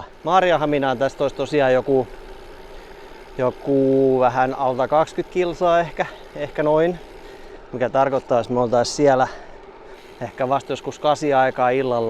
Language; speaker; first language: Finnish; native; Finnish